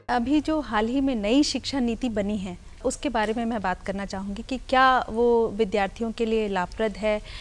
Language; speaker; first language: Hindi; native; Hindi